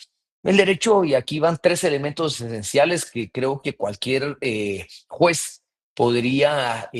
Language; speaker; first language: Spanish; native; Spanish